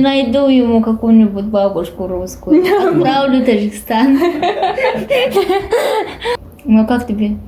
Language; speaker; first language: Russian; non-native, learner; Japanese